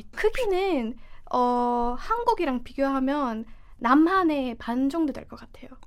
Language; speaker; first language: Korean; non-native, fluent; Estonian